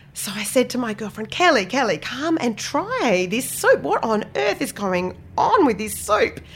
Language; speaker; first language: English; native; English